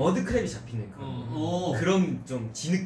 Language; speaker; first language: Korean; early bilingual, heritage; Korean